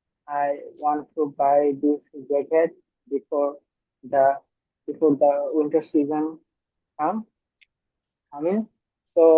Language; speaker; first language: English; non-native, learner; Bangla